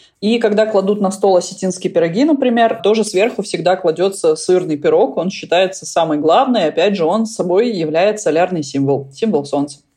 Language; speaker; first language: Russian; native; Russian